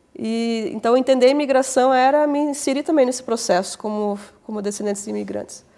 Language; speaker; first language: Portuguese; native; Portuguese